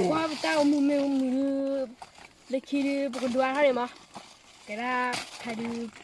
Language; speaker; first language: Thai; non-native, local second language; Karen languages